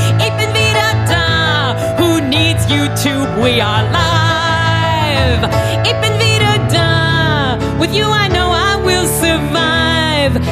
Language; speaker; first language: German; non-native, fluent; English